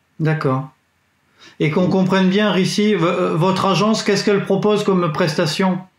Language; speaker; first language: French; native; French